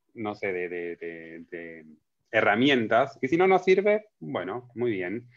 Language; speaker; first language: Spanish; native; Spanish